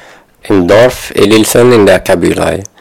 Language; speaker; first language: German; non-native, learner; Kabyle